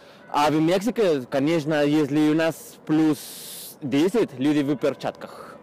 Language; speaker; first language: Russian; non-native, fluent; Spanish